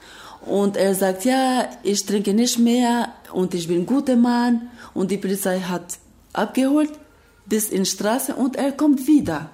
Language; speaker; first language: German; non-native, learner; Albanian